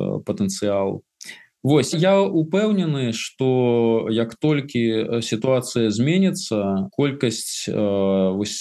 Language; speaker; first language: Belarusian; native; Belarusian